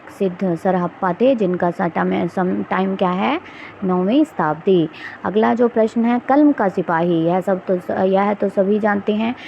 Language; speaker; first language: Hindi; native; Hindi